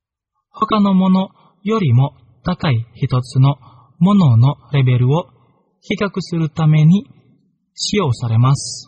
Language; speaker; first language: Japanese; non-native, fluent; Indonesian